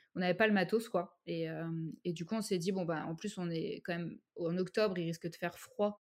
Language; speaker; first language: French; native; French